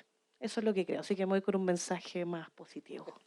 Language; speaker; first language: Spanish; native; Spanish